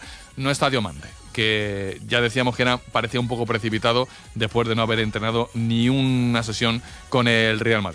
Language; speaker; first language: Spanish; native; Spanish